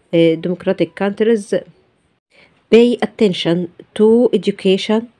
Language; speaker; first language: English; non-native, fluent; Arabic